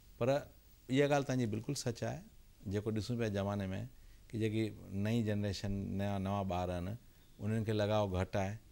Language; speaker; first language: Sindhi; early bilingual, heritage; Sindhi